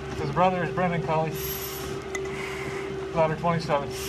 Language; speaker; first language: English; native; English